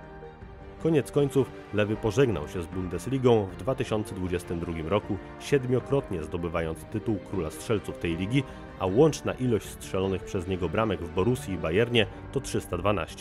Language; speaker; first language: Polish; native; Polish